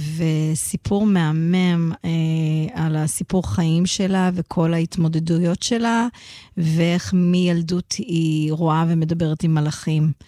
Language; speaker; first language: Hebrew; non-native, fluent; English